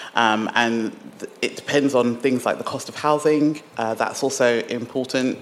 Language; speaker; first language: English; native; English